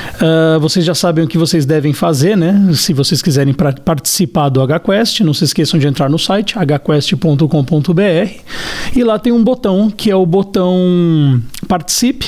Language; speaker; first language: Portuguese; native; Portuguese